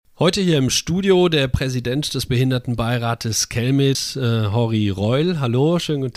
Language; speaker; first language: German; native; German